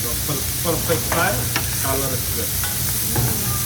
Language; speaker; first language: English; non-native, learner; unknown